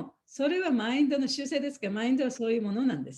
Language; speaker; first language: Japanese; native; Japanese